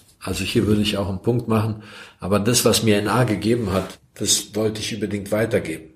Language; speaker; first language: German; early bilingual, other home language; Croatian